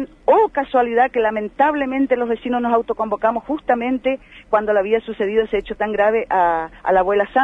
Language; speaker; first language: Spanish; native; Spanish